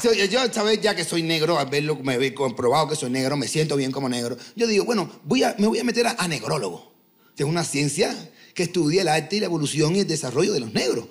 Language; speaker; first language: Spanish; native; Spanish